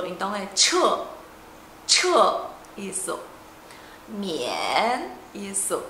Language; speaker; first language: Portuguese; non-native, fluent; Chinese